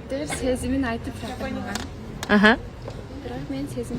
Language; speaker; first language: Kazakh; non-native, learner; Kyrgyz